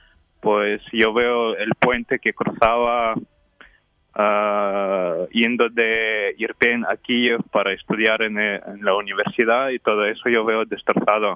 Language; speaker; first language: Spanish; non-native, fluent; Ukrainian